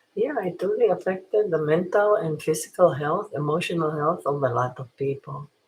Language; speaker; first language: English; non-native, local second language; Filipino